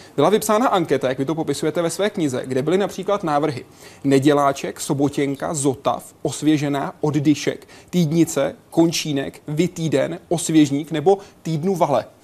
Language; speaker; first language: Czech; native; Czech